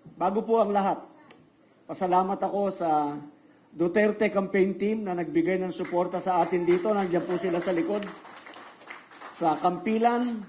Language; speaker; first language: Filipino; native; Filipino